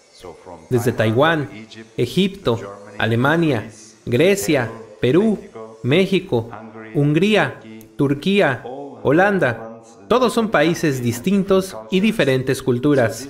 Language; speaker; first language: Spanish; non-native, fluent; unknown